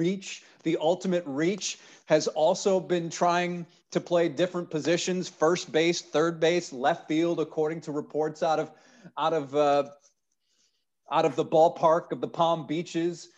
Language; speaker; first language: English; native; English